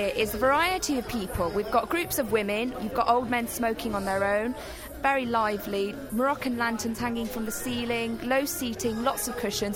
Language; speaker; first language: English; native; English